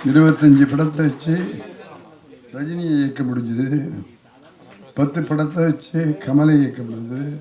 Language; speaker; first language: Tamil; native; Tamil